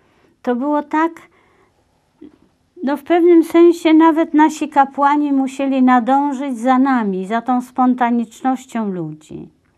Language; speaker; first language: Polish; native; Polish